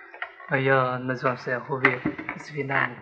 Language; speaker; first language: Polish; non-native, fluent; Vietnamese